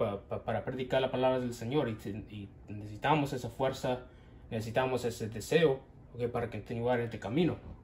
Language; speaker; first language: Spanish; non-native, learner; English